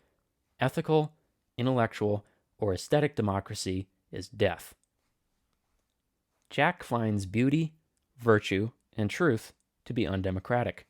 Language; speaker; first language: English; native; English